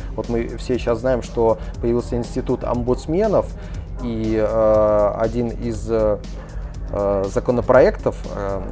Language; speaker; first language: Russian; native; Russian